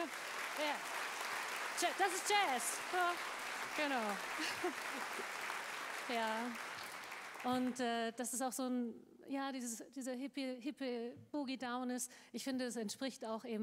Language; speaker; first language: German; native; German